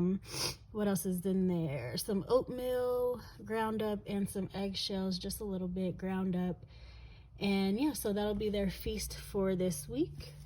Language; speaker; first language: English; native; English